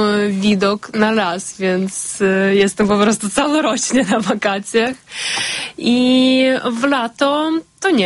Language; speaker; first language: Polish; non-native, fluent; Ukrainian